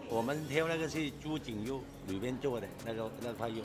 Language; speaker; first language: Chinese; native; Chinese